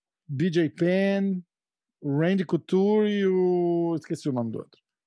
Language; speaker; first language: Portuguese; native; Portuguese